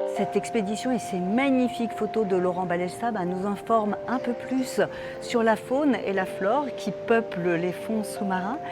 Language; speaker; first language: French; native; French